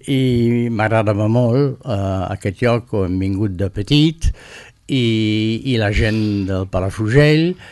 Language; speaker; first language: Catalan; non-native, learner; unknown